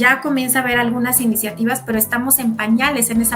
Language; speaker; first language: Spanish; native; Spanish